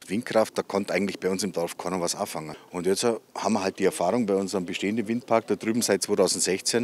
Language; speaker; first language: German; native; German